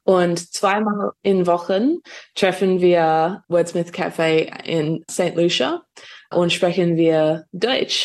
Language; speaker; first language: German; non-native, fluent; English